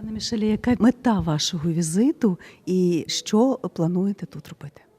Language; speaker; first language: Ukrainian; native; Ukrainian